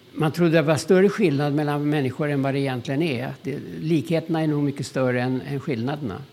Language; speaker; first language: Swedish; early bilingual, other home language; German